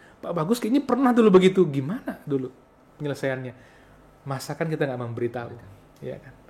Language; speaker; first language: Indonesian; non-native, local second language; Balinese